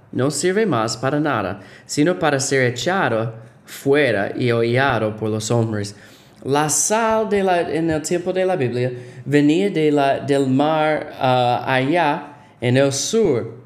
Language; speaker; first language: Spanish; non-native, fluent; English